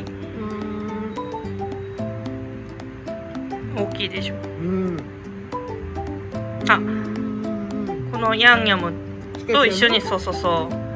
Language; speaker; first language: Japanese; non-native, fluent; Korean